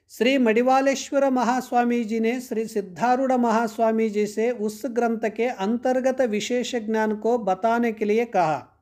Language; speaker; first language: Hindi; non-native, local second language; Kannada